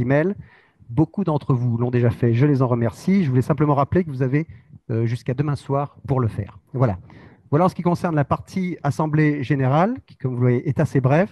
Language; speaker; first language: French; native; French